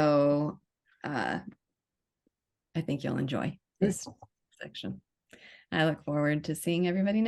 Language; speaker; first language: English; native; English